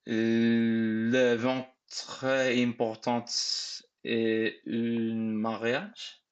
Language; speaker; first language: French; non-native, learner; English